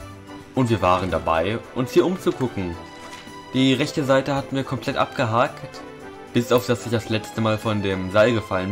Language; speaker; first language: German; native; German